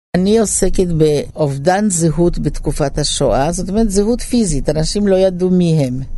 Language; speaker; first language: Hebrew; early bilingual, other home language; Polish